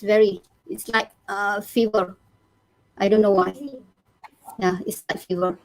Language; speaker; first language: English; non-native, learner; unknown